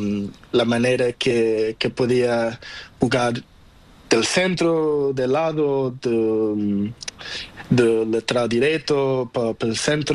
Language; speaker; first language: Spanish; non-native, learner; Portuguese